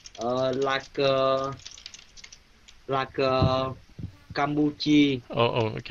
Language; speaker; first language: English; non-native, learner; Vietnamese